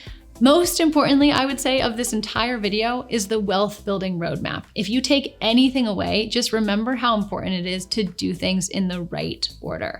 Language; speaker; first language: English; native; English